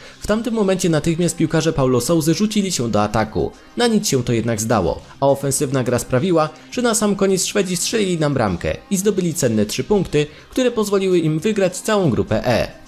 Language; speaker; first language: Polish; native; Polish